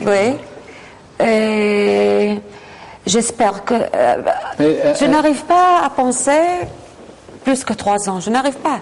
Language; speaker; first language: French; non-native, fluent; Hebrew